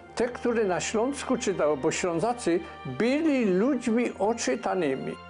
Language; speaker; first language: Polish; native; Polish